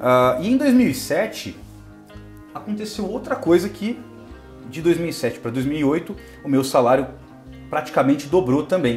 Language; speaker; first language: Portuguese; native; Portuguese